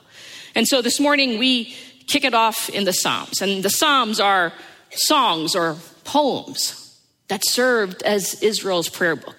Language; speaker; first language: English; native; English